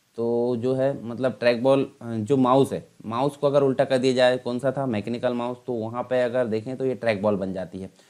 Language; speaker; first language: Hindi; native; Hindi